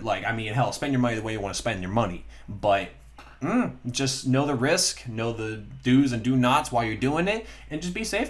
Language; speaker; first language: English; native; English